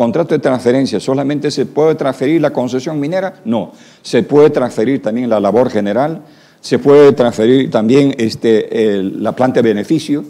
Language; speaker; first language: Spanish; native; Spanish